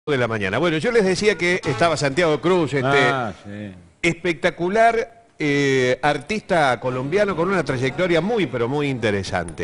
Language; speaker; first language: Spanish; native; Spanish